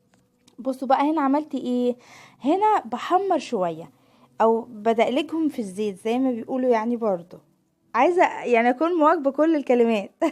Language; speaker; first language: Arabic; native; Arabic